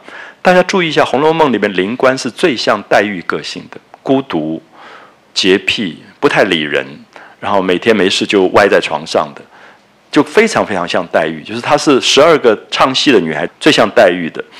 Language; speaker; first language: Chinese; native; Chinese